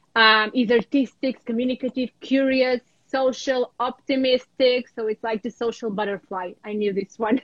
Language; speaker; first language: English; non-native, fluent; Ukrainian